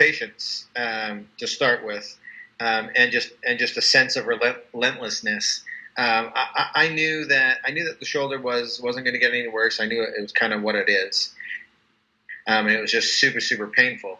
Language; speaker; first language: English; native; English